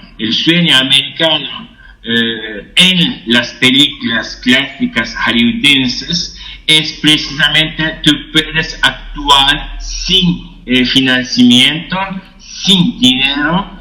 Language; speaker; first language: Spanish; non-native, fluent; Japanese